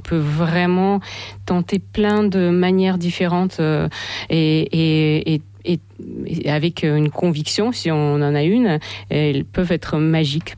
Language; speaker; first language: French; non-native, fluent; Russian